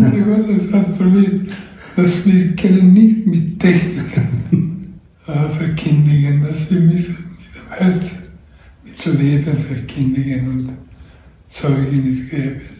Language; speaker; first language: German; non-native, learner; Croatian